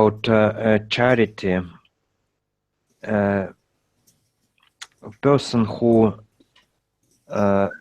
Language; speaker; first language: English; non-native, learner; Russian